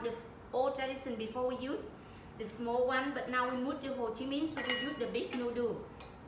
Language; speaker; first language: English; non-native, learner; Vietnamese